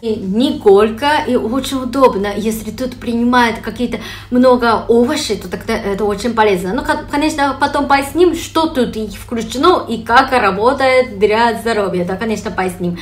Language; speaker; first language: Russian; non-native, fluent; Japanese